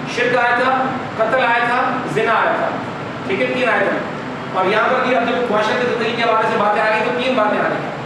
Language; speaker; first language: Urdu; non-native, local second language; Sindhi